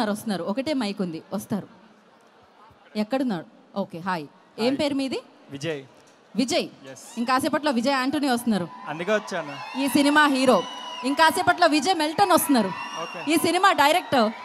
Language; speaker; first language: Telugu; native; Telugu